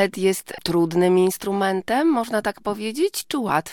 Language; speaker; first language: Polish; native; Polish